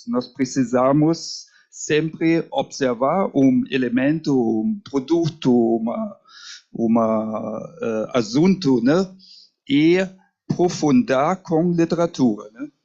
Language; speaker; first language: Portuguese; non-native, learner; German